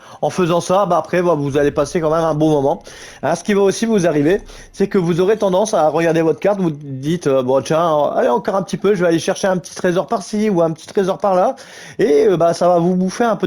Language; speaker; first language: French; native; French